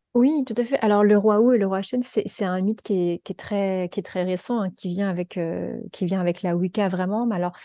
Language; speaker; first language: French; native; French